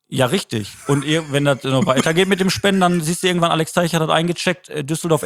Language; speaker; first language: German; native; German